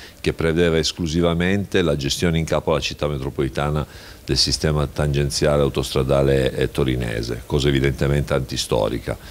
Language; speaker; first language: Italian; native; Italian